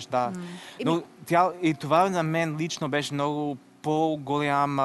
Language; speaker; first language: Bulgarian; non-native, learner; English